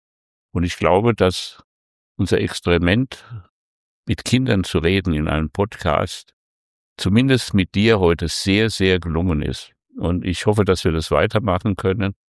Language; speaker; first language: German; native; German